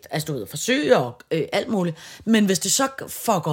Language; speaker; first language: Danish; native; Danish